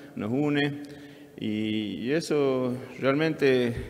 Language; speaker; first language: Spanish; native; Spanish